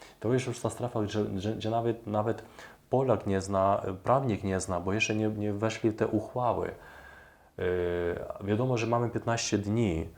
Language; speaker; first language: Polish; non-native, fluent; Ukrainian